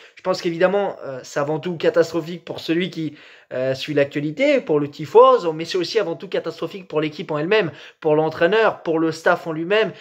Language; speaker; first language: French; native; French